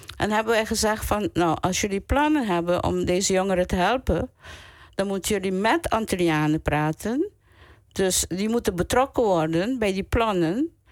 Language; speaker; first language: Dutch; non-native, local second language; Papiamento